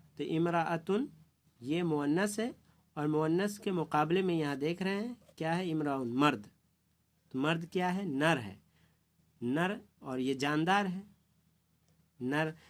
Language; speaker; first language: Urdu; native; Urdu